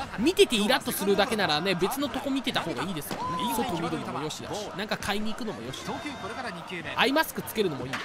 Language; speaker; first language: Japanese; native; Japanese